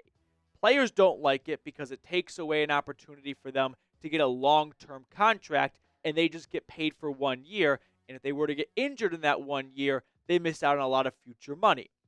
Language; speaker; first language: English; native; English